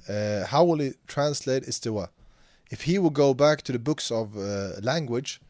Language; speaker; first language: English; non-native, fluent; Swedish